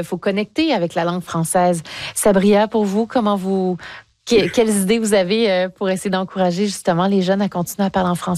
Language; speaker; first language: French; native; French